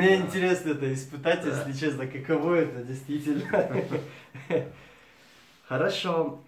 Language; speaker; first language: Russian; native; Russian